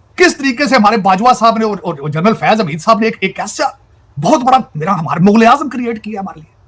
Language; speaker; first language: Urdu; non-native, local second language; Punjabi